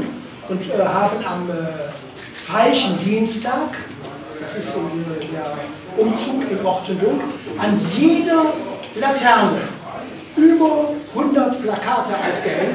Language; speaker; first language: German; native; German